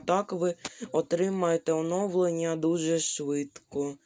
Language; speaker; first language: Ukrainian; non-native, local second language; Russian